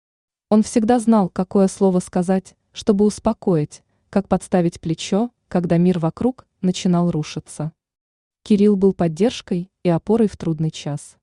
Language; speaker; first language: Russian; native; Russian